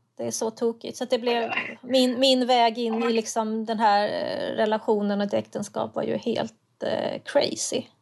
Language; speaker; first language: Swedish; native; Swedish